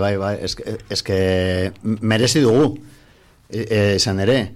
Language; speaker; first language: Basque; non-native, local second language; Spanish